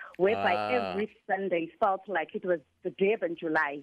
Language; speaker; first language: English; non-native, local second language; Xhosa